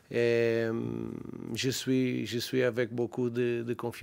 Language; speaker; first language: French; non-native, learner; Portuguese